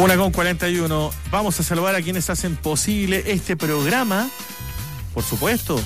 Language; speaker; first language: Spanish; native; Spanish